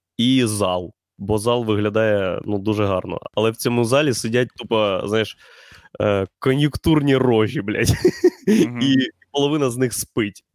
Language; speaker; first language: Ukrainian; native; Ukrainian